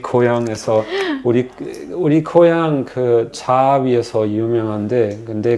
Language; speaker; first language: Korean; non-native, fluent; German